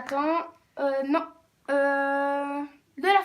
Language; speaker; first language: French; native; French